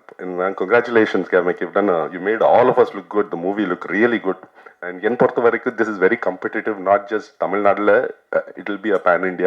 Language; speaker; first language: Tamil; non-native, local second language; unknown